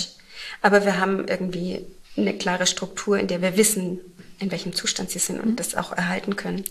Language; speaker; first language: German; native; German